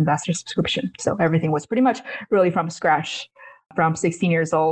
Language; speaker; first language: English; non-native, fluent; Chinese